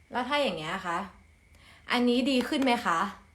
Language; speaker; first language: Thai; native; Thai